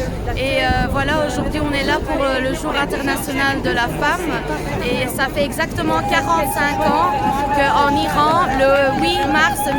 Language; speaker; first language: French; early bilingual, other home language; Persian